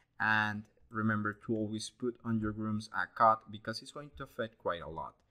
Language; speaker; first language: English; non-native, fluent; Spanish